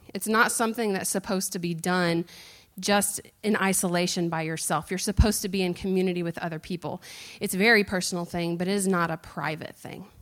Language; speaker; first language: English; native; English